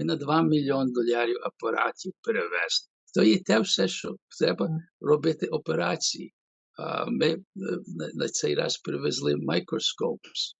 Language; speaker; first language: Ukrainian; early bilingual, heritage; Ukrainian